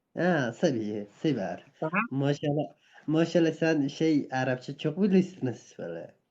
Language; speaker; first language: Turkish; non-native, learner; Persian